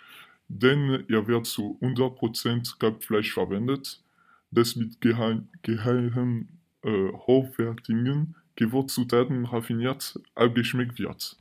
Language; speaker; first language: German; non-native, learner; French